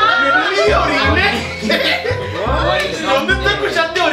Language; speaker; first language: Spanish; early bilingual, heritage; Spanish